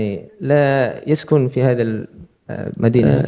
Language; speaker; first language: Arabic; non-native, learner; Indonesian